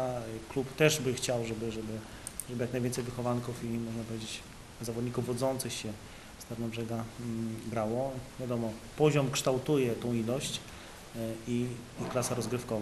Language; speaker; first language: Polish; native; Polish